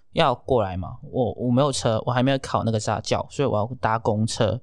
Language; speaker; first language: Chinese; non-native, fluent; Cantonese